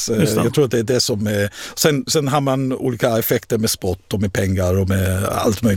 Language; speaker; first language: Swedish; non-native, fluent; Hebrew